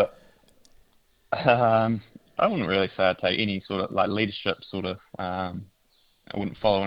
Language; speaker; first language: English; native; English